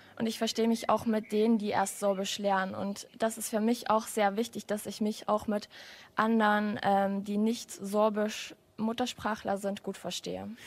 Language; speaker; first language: German; non-native, local second language; Upper Sorbian